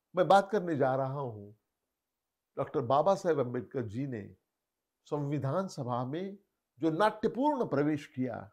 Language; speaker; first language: Hindi; non-native, local second language; Marathi